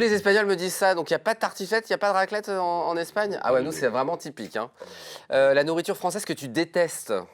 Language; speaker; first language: French; native; French